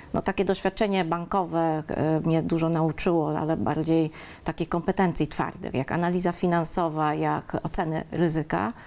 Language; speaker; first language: Polish; early bilingual, other home language; Vietnamese